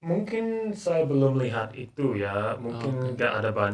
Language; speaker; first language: Indonesian; non-native, learner; English